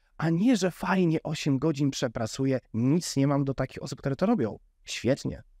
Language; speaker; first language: Polish; native; Polish